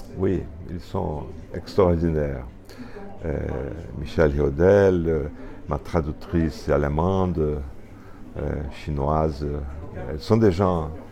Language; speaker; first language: French; non-native, fluent; Portuguese